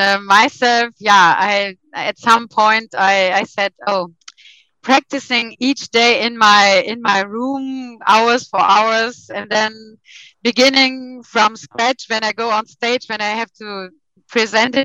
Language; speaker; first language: English; non-native, fluent; German